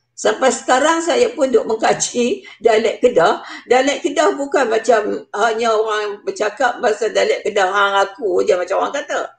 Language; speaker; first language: Malay; native; Malay